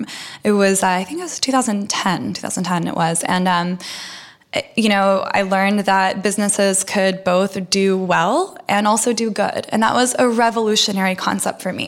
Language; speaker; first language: English; early bilingual, other home language; Russian